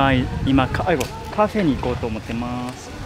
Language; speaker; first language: Japanese; non-native, learner; Korean